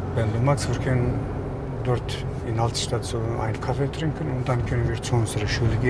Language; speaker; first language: German; non-native, learner; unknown